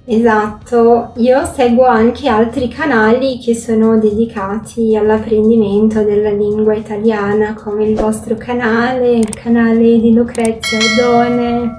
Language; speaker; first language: Italian; non-native, fluent; Portuguese